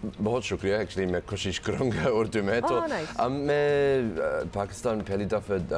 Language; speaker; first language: Hindi; non-native, learner; English